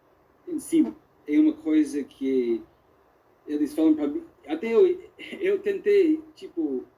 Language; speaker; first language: Portuguese; non-native, fluent; English